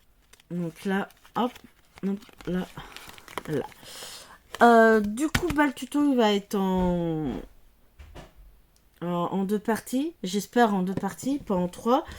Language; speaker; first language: French; native; French